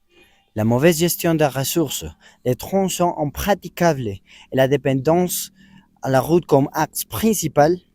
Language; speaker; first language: French; non-native, learner; Spanish